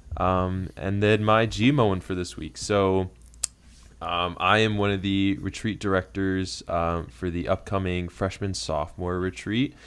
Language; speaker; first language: English; native; English